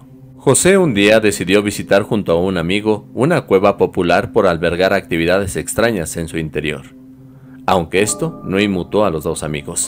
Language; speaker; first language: Spanish; native; Spanish